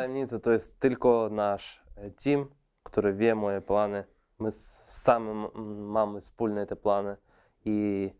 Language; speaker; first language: Polish; non-native, fluent; Russian